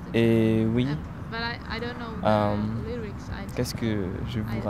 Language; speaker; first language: French; non-native, fluent; German